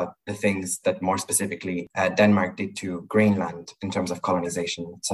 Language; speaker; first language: English; non-native, fluent; Spanish